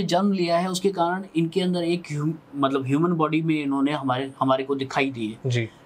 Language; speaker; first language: Hindi; native; Hindi